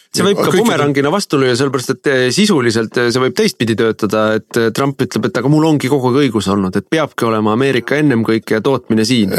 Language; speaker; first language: Estonian; native; Estonian